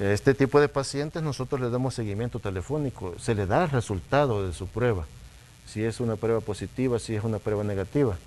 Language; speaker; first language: Spanish; native; Spanish